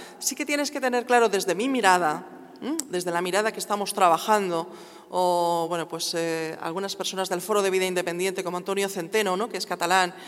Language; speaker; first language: Spanish; non-native, local second language; Catalan